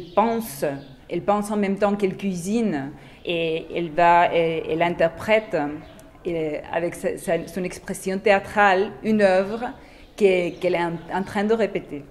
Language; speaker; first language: French; non-native, fluent; Spanish